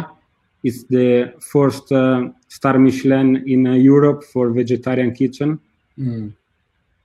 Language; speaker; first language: English; non-native, learner; Italian